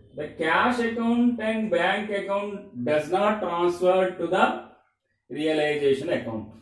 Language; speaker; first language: English; non-native, local second language; Telugu